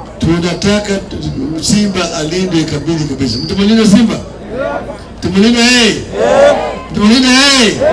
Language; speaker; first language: Swahili; non-native, local second language; Gusii